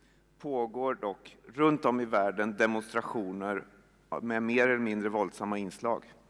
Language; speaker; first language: Swedish; native; Swedish